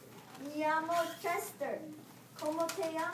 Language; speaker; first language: Spanish; non-native, learner; English